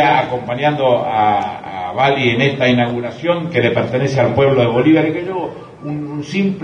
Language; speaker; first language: Spanish; native; Spanish